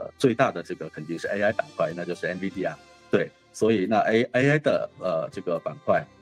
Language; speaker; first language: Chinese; non-native, fluent; Korean